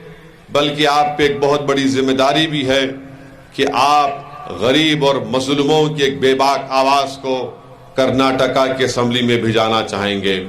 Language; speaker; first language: Urdu; native; Urdu